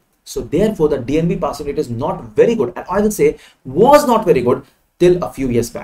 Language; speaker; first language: English; non-native, local second language; Hindi